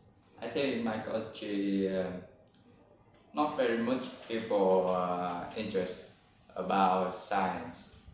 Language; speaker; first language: English; non-native, learner; Vietnamese